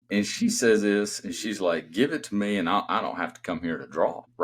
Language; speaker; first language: English; native; English